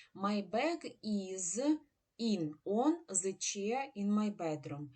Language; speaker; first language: English; non-native, fluent; Ukrainian